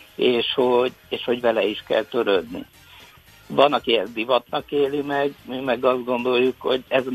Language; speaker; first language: Hungarian; early bilingual, other home language; Russian